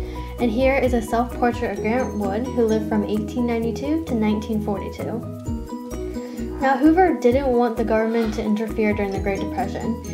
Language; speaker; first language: English; native; English